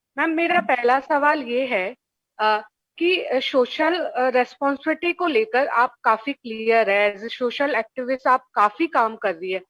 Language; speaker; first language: Hindi; native; Hindi